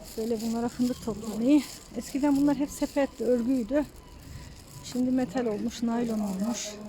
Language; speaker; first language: Turkish; native; Turkish